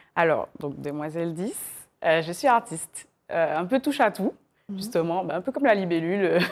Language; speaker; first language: French; native; French